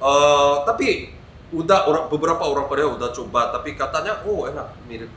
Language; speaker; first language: Indonesian; non-native, learner; Korean